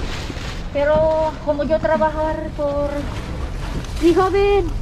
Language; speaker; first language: Spanish; non-native, learner; Filipino